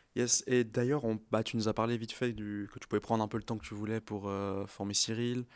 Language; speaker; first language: French; native; French